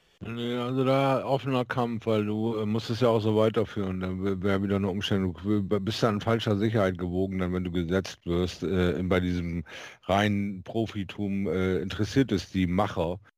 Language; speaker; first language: German; native; German